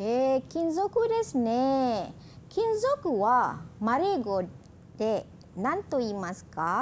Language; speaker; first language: Japanese; non-native, fluent; Malay